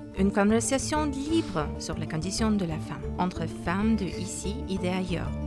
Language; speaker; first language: French; non-native, learner; Persian